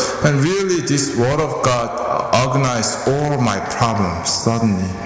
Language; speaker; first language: English; non-native, fluent; Korean